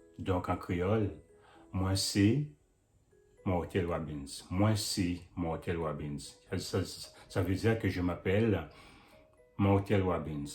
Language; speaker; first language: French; non-native, local second language; Haitian Creole